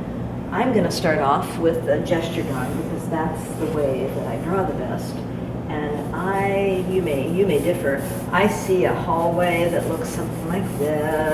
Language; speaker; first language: English; native; English